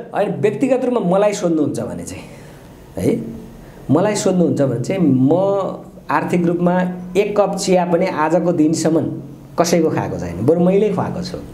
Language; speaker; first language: Nepali; native; Nepali